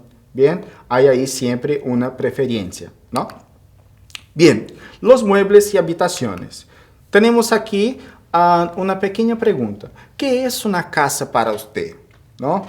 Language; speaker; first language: Spanish; non-native, fluent; Portuguese